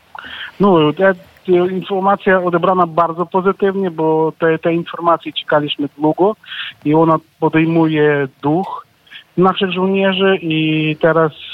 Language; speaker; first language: Polish; non-native, learner; Ukrainian